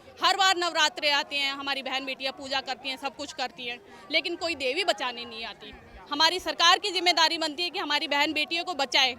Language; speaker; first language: Hindi; native; Hindi